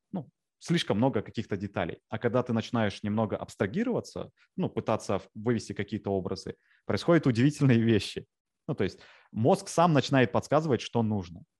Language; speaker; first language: Russian; native; Russian